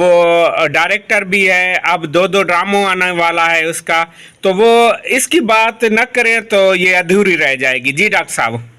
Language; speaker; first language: Urdu; non-native, local second language; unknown